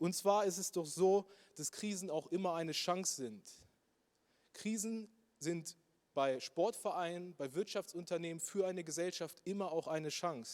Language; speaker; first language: German; native; German